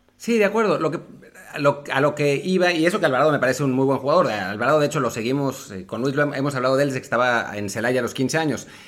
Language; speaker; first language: Spanish; native; Spanish